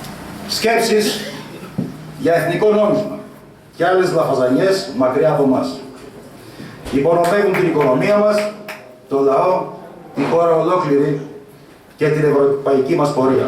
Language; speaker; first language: Greek; native; Greek